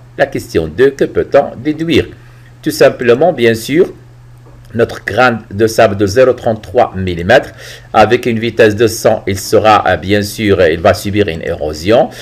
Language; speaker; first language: French; non-native, local second language; Arabic